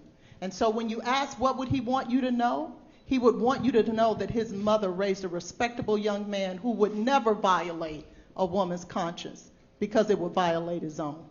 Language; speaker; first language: English; native; English